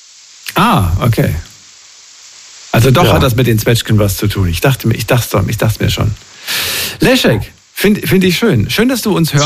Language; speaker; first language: German; native; German